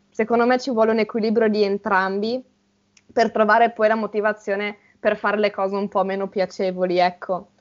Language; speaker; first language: Italian; native; Italian